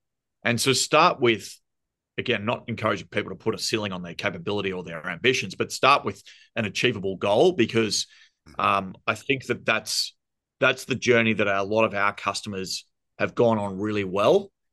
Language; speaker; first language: English; native; English